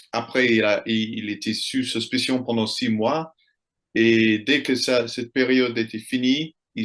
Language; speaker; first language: French; non-native, fluent; English